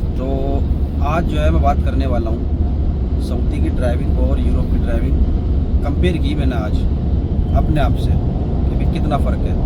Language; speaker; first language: Hindi; native; Hindi